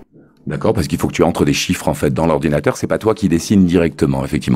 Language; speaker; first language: French; native; French